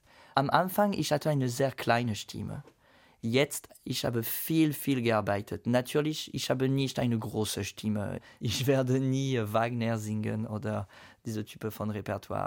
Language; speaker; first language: German; non-native, fluent; French